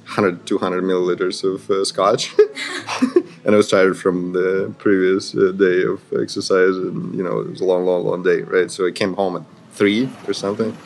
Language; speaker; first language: English; non-native, fluent; Ukrainian